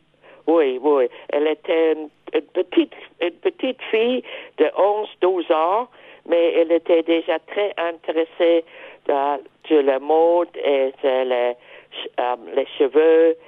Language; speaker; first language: French; non-native, fluent; German